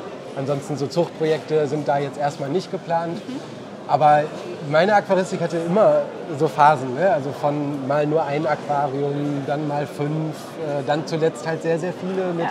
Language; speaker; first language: German; native; German